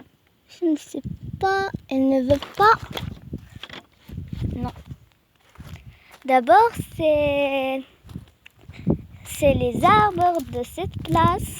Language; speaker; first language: French; non-native, learner; Arabic